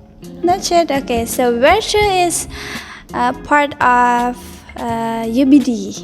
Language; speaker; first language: English; non-native, learner; Indonesian